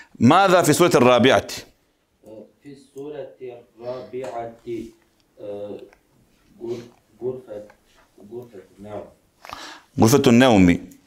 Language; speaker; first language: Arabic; non-native, fluent; Bosnian